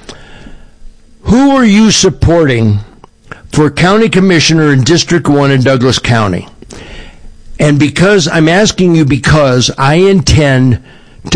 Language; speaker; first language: English; native; English